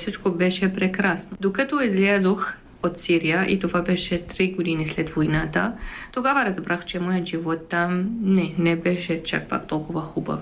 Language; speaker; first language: Bulgarian; non-native, fluent; Arabic